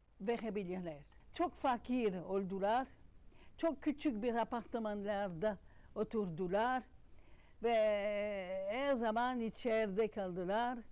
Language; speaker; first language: Turkish; non-native, learner; French